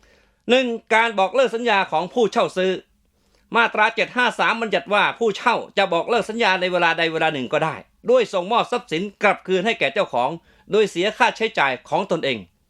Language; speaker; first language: Thai; native; Thai